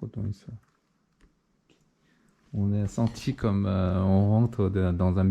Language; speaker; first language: French; non-native, learner; Korean